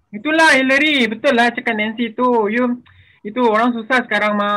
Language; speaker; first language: Malay; native; Malay